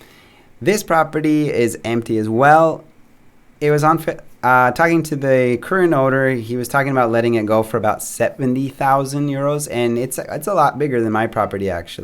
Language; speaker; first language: English; native; English